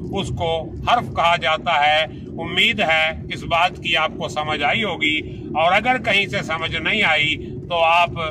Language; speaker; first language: Urdu; native; Urdu